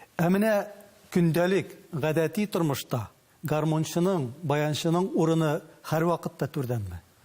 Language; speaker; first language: Tatar; native; Tatar